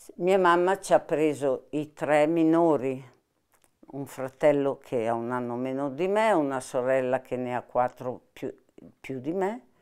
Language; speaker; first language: Italian; native; Italian